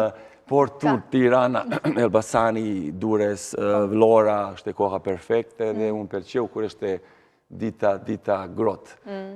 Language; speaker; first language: Albanian; non-native, learner; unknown